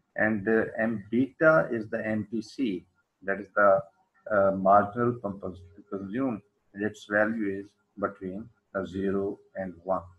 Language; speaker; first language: English; non-native, local second language; Urdu